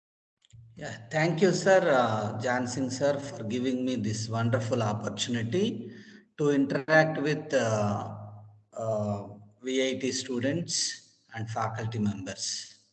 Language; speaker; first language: English; non-native, local second language; Telugu